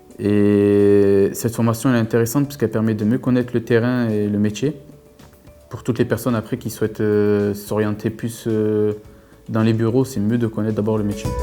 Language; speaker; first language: French; native; French